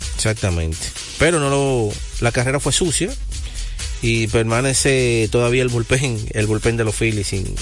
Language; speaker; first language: Spanish; native; Spanish